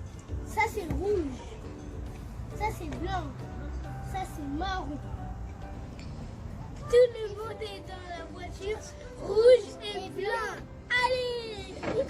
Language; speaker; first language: French; early bilingual, other home language; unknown